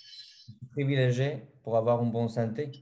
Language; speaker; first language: French; non-native, fluent; Spanish